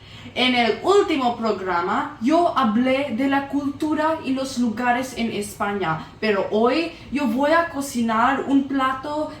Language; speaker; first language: Spanish; non-native, learner; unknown